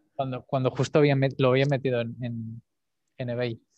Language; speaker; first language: Spanish; native; Spanish